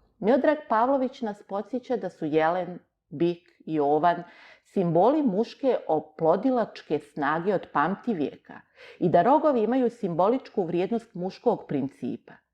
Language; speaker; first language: Bosnian; native; Bosnian